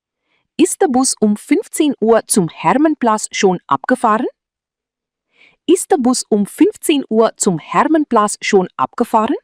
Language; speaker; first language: German; non-native, fluent; Tamil